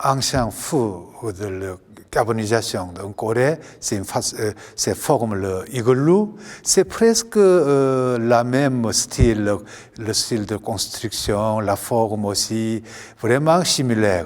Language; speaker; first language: French; non-native, learner; Korean